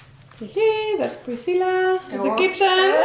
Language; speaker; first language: English; non-native, learner; French